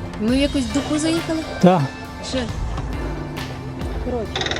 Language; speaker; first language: Ukrainian; native; Ukrainian